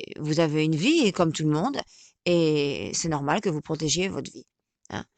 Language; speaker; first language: French; native; French